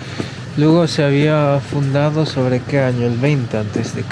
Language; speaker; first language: Spanish; non-native, fluent; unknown